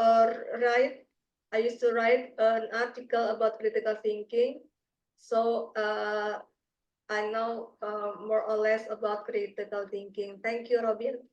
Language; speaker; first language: English; non-native, learner; Indonesian